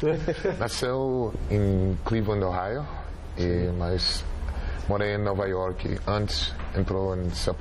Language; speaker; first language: Portuguese; non-native, learner; English